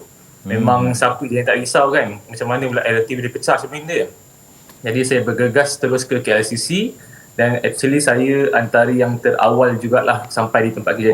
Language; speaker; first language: Malay; native; Malay